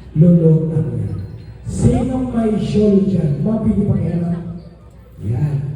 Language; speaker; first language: Filipino; non-native, local second language; Cebuano